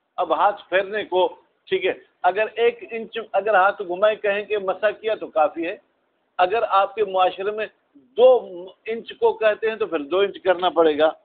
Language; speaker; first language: Urdu; non-native, local second language; Sindhi